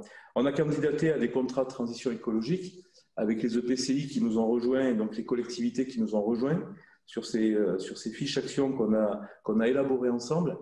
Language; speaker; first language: French; native; French